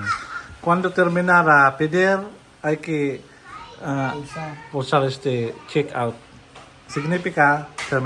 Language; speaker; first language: Spanish; non-native, learner; Filipino